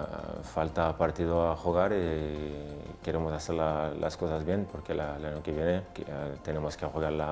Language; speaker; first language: Spanish; non-native, learner; French